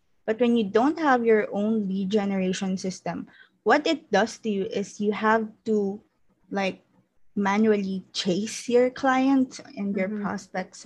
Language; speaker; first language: English; non-native, local second language; Filipino